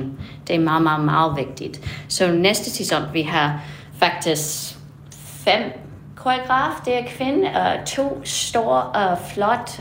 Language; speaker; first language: Danish; non-native, fluent; English